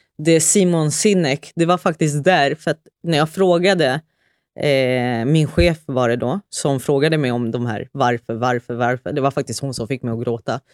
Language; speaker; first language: Swedish; early bilingual, other home language; Spanish